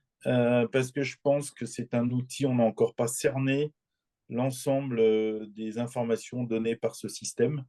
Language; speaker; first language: French; native; French